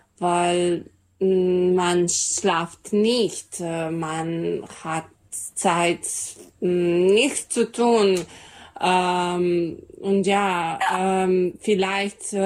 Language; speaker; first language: German; non-native, learner; Serbian